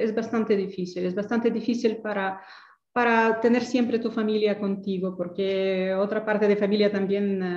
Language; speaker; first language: Spanish; non-native, fluent; Ukrainian